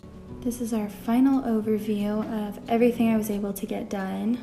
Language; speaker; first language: English; native; English